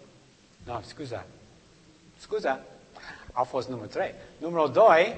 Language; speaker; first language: Romanian; non-native, learner; English